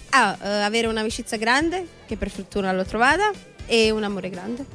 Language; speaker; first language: Italian; non-native, learner; Urdu